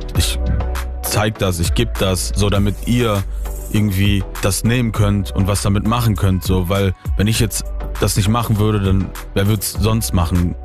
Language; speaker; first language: German; early bilingual, other home language; Italian